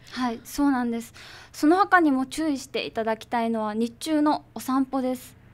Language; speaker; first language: Japanese; native; Japanese